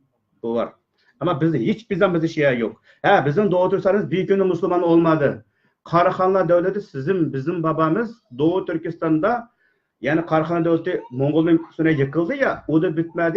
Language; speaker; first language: Turkish; non-native, learner; Uyghur